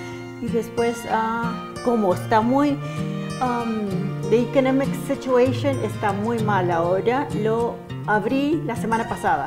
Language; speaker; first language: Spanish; non-native, fluent; English